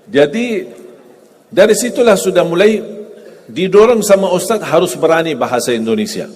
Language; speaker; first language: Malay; non-native, fluent; Arabic